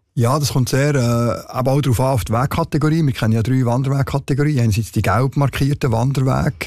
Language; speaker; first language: German; native; German